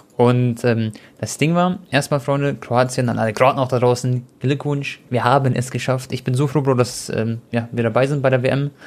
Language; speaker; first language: German; early bilingual, other home language; Croatian